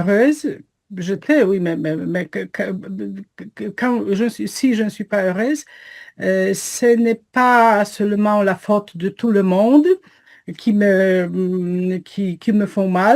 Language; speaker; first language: French; non-native, fluent; Polish